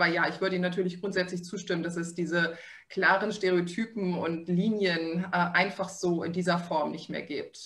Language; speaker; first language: German; native; German